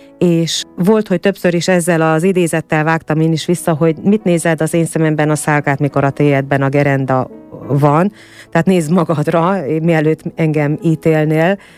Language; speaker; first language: Hungarian; native; Hungarian